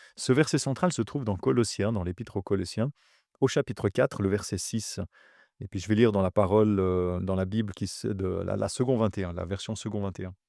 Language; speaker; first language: French; native; French